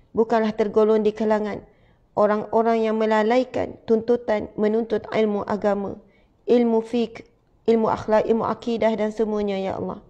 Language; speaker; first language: Malay; native; Malay